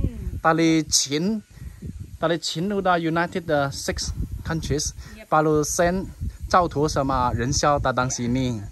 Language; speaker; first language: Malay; non-native, fluent; Chinese